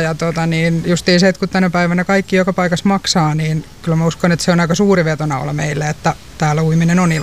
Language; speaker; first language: Finnish; native; Finnish